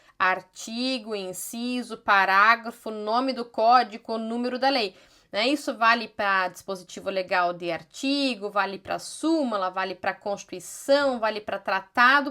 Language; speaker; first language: Portuguese; native; Portuguese